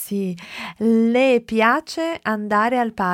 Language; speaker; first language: Italian; non-native, learner; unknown